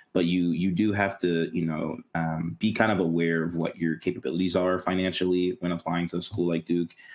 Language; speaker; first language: English; native; English